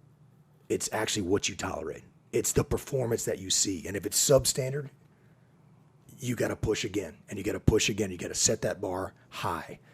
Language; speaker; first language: English; native; English